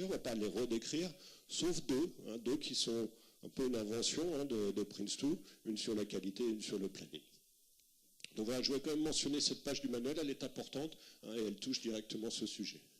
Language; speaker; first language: French; native; French